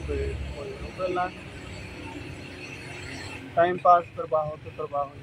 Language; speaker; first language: Filipino; non-native, learner; Punjabi